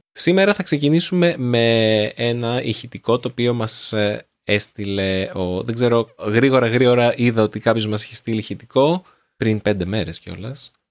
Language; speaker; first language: Greek; native; Greek